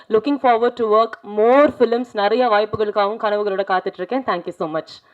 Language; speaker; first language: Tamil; native; Tamil